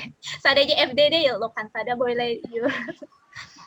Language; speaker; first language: Turkish; non-native, learner; Indonesian